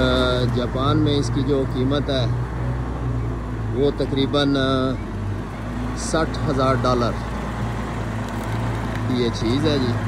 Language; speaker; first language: Urdu; non-native, local second language; Punjabi